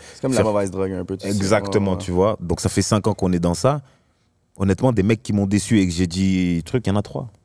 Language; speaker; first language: French; native; French